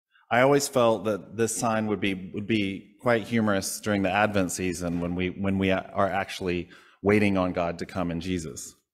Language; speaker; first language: English; native; English